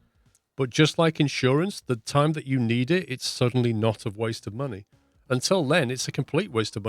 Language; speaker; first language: English; native; English